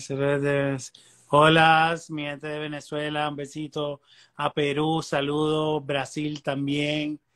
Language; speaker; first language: Spanish; native; Spanish